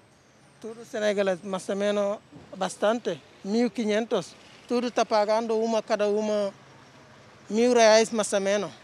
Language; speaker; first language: Portuguese; non-native, learner; Wolof